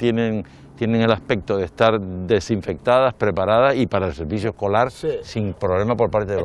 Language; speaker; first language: Spanish; native; Spanish